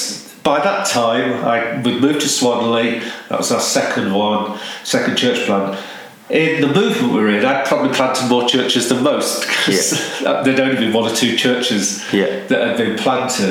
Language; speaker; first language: English; native; English